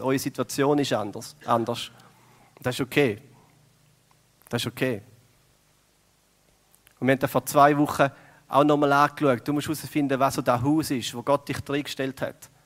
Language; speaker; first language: German; native; German